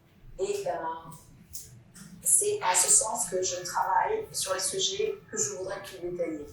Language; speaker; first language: French; non-native, fluent; Italian